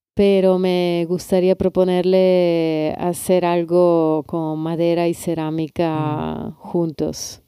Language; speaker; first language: Spanish; non-native, fluent; Italian